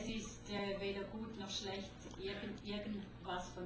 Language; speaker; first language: German; non-native, fluent; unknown